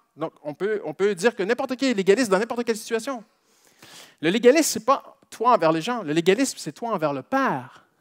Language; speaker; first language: French; native; French